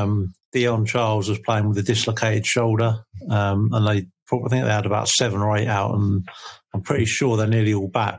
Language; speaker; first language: English; native; English